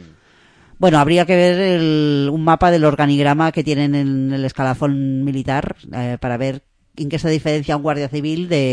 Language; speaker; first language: Spanish; native; Spanish